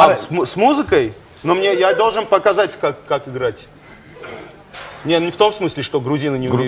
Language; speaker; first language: Russian; non-native, local second language; Armenian